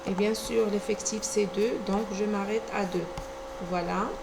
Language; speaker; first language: French; non-native, local second language; Arabic